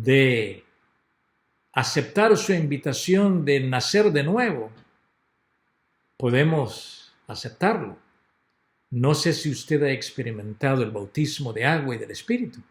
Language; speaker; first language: Spanish; native; Spanish